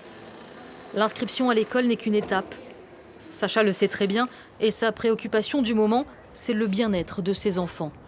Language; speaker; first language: French; native; French